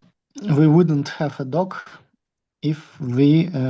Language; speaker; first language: English; non-native, learner; Russian